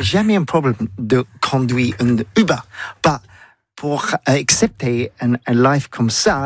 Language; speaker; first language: French; non-native, learner; English